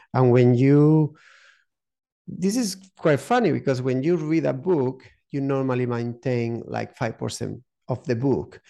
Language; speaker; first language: English; non-native, learner; Spanish